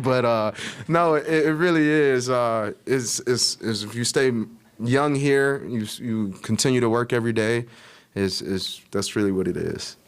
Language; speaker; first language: English; native; English